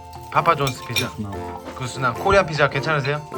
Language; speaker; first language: Korean; native; Korean